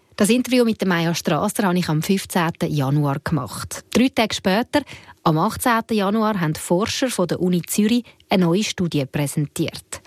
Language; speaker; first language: German; native; German